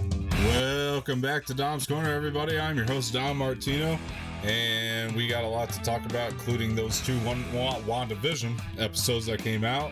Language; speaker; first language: English; native; English